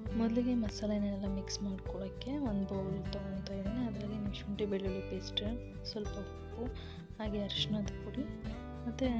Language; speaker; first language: Kannada; native; Kannada